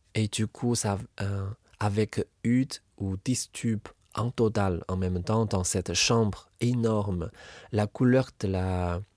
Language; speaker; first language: French; non-native, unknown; Chinese